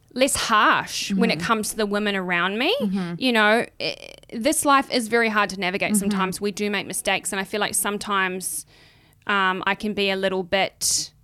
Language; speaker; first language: English; native; English